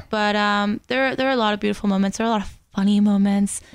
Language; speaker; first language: English; early bilingual, other home language; Spanish